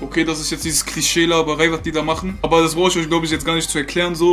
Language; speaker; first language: German; native; German